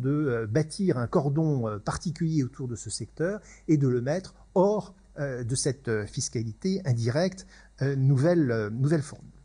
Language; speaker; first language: French; native; French